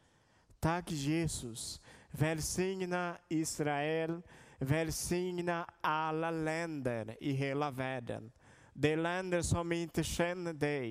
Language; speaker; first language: Swedish; non-native, learner; Portuguese